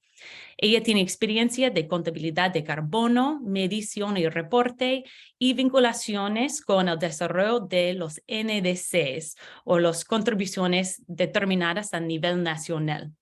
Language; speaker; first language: Spanish; non-native, learner; English